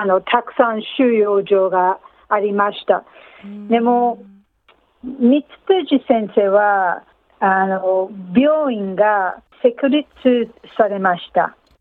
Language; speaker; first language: Japanese; non-native, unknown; English